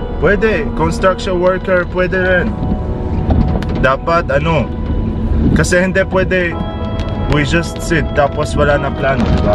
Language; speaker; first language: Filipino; non-native, learner; Arabic